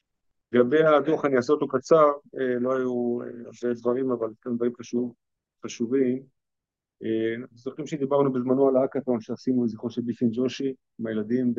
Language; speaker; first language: Hebrew; native; Hebrew